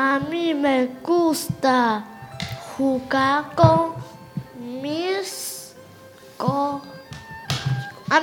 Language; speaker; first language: Spanish; non-native, learner; Chinese